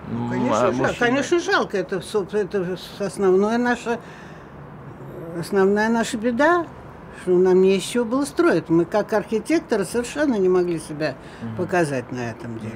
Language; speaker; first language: Russian; native; Russian